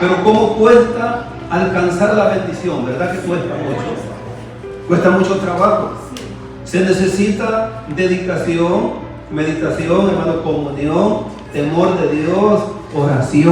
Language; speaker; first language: Spanish; native; Spanish